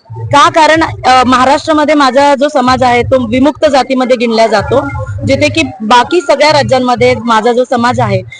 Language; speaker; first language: Marathi; non-native, local second language; Lambadi